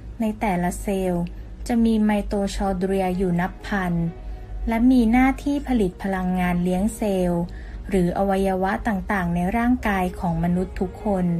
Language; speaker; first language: Thai; native; Thai